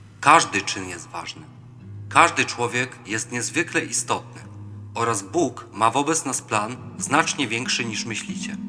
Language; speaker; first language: Polish; native; Polish